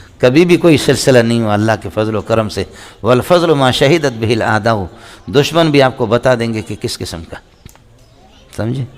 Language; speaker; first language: Urdu; non-native, local second language; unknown